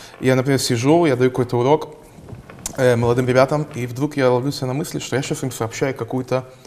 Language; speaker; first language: Russian; early bilingual, heritage; Russian